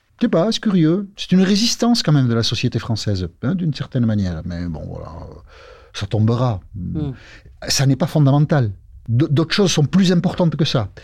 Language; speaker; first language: French; non-native, local second language; Basque